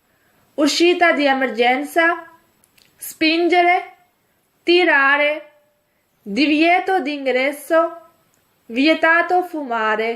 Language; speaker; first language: Italian; non-native, fluent; Urdu